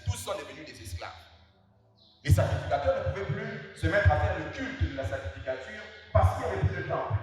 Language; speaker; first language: French; non-native, local second language; Lingala